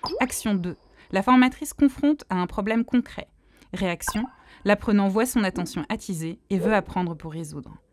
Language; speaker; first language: French; native; French